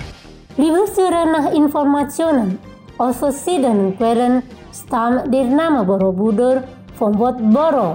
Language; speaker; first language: German; non-native, fluent; Indonesian